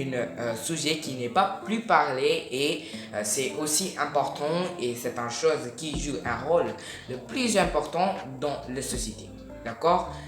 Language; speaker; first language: French; non-native, learner; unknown